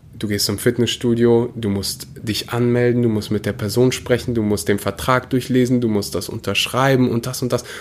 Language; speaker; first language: German; early bilingual, other home language; Russian